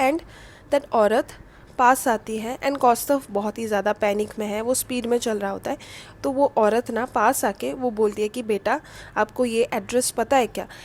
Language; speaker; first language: Hindi; non-native, local second language; Bangla